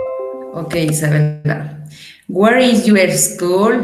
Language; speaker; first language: English; non-native, learner; Spanish